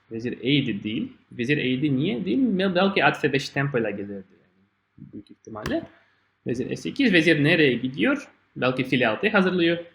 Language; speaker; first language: Turkish; non-native, fluent; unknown